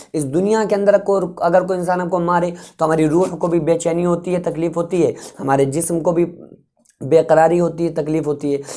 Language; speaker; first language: Urdu; native; Urdu